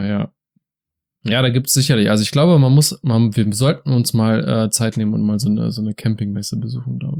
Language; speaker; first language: German; native; German